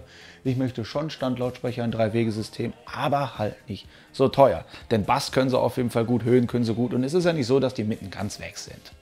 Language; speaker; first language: German; native; German